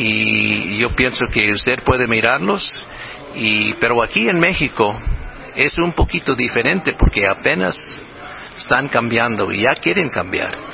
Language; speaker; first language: Spanish; non-native, fluent; English